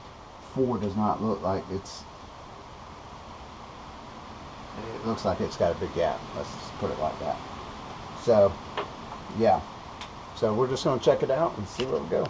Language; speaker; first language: English; native; English